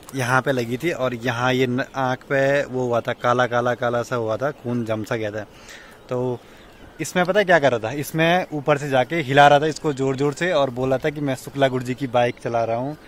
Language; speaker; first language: Hindi; native; Hindi